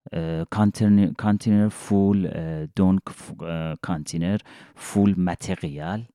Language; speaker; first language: French; non-native, learner; Persian